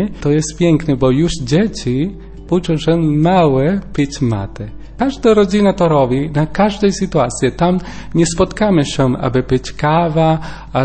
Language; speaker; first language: Polish; non-native, learner; Spanish